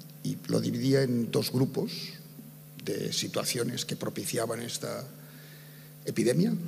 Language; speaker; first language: Spanish; native; Spanish